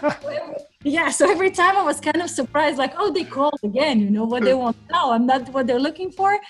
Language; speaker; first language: English; non-native, fluent; Croatian